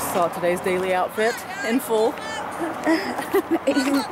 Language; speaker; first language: English; native; English